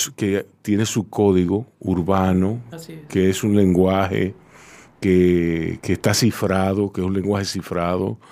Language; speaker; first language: Spanish; native; Spanish